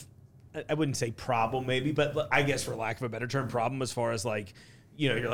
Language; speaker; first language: English; native; English